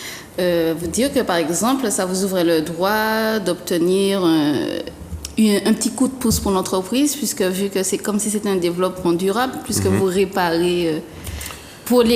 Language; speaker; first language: French; native; French